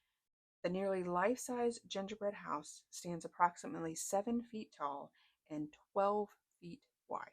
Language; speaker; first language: English; native; English